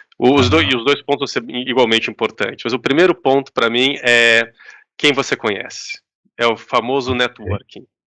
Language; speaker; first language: Portuguese; native; Portuguese